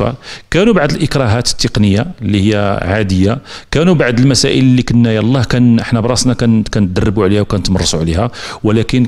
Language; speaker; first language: Arabic; native; Arabic